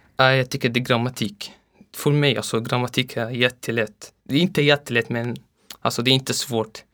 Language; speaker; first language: Swedish; non-native, learner; Arabic